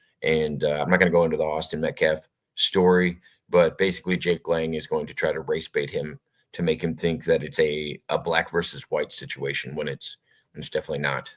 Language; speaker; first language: English; native; English